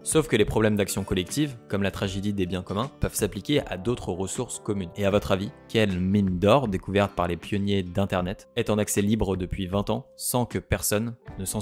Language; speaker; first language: French; native; French